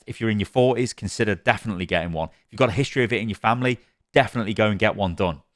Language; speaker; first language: English; native; English